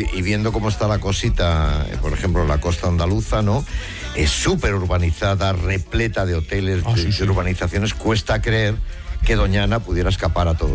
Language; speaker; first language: Spanish; native; Spanish